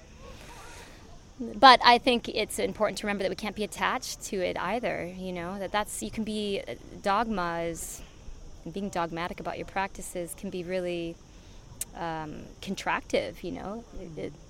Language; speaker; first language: English; native; English